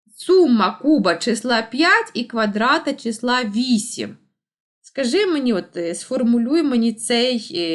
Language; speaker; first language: Ukrainian; non-native, local second language; Russian